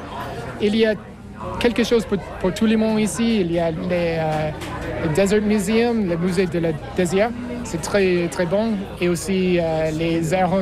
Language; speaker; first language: French; non-native, fluent; English